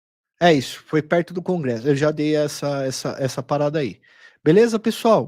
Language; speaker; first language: Portuguese; native; Portuguese